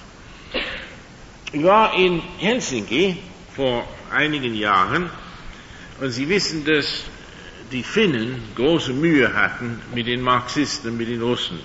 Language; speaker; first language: German; non-native, fluent; English